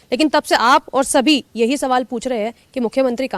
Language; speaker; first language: Hindi; native; Hindi